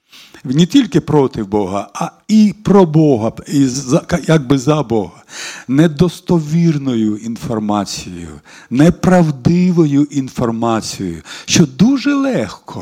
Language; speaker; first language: Ukrainian; non-native, local second language; Russian